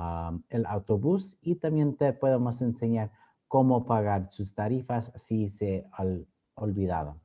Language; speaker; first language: Spanish; early bilingual, other home language; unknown